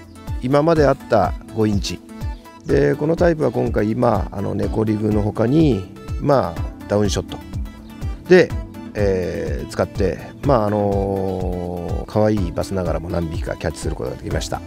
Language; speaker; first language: Japanese; native; Japanese